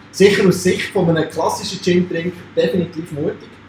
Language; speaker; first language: German; native; German